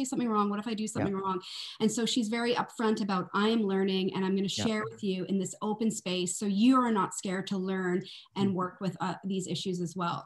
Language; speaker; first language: English; native; English